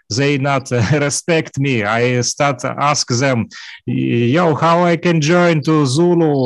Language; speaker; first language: English; non-native, learner; Russian